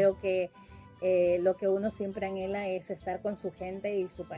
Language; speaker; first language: Spanish; native; Spanish